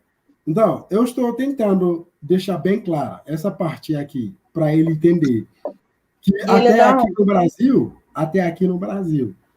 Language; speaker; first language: Portuguese; non-native, learner; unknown